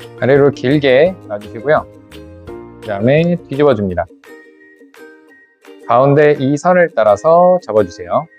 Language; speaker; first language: Korean; native; Korean